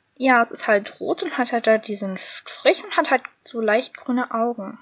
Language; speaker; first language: German; native; German